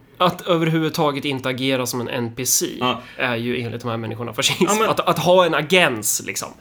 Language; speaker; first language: Swedish; early bilingual, other home language; Somali